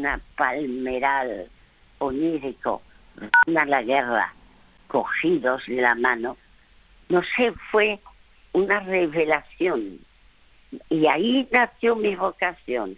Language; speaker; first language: Spanish; early bilingual, other home language; French